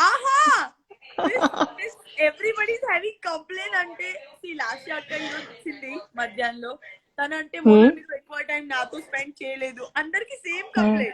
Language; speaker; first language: Telugu; non-native, learner; Gujarati